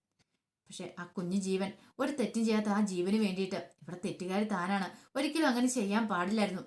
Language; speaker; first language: Malayalam; native; Malayalam